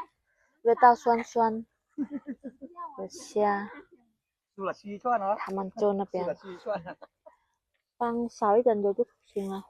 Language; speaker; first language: Chinese; non-native, fluent; Lao